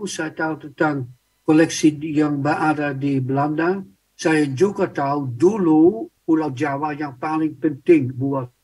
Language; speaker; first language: Indonesian; non-native, fluent; Dutch